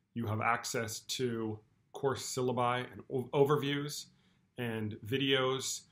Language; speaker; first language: English; native; English